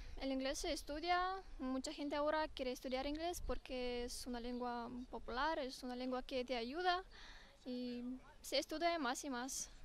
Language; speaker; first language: Spanish; non-native, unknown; Romanian